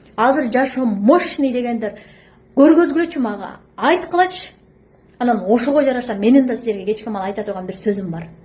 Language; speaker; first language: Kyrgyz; native; Kyrgyz